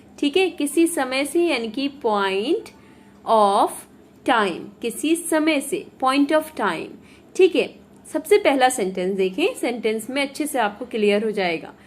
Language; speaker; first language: Hindi; native; Hindi